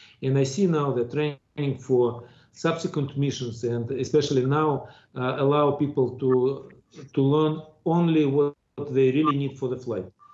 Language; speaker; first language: English; non-native, fluent; Russian